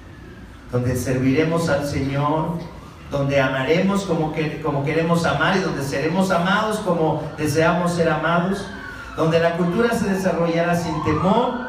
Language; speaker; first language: Spanish; native; Spanish